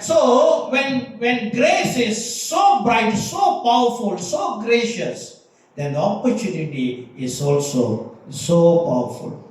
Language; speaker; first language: English; non-native, local second language; Tamil